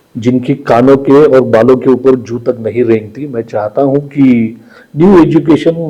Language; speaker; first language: Hindi; non-native, local second language; Marathi